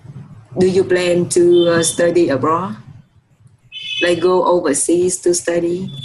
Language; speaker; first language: English; non-native, fluent; Vietnamese